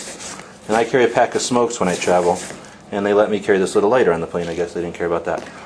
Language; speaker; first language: English; native; English